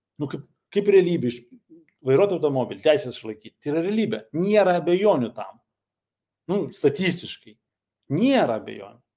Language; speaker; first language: Lithuanian; non-native, local second language; Russian